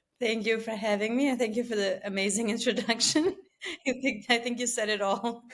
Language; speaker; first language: English; non-native, fluent; Albanian